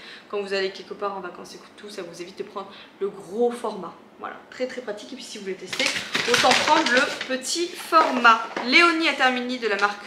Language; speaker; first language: French; native; French